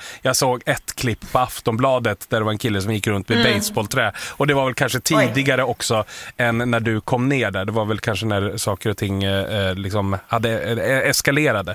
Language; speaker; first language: Swedish; native; Swedish